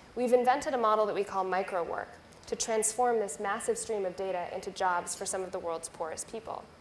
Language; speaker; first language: English; native; English